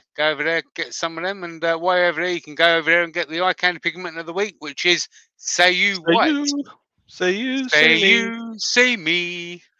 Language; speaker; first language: English; native; English